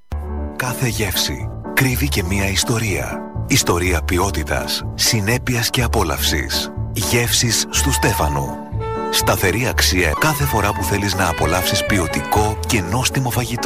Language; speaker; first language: Greek; native; Greek